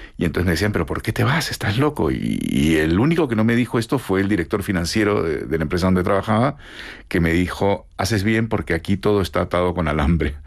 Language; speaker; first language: Spanish; native; Spanish